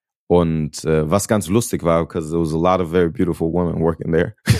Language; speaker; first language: English; early bilingual, other home language; German